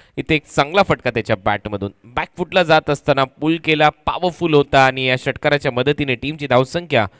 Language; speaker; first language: Marathi; native; Marathi